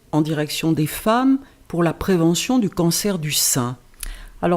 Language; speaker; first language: French; native; French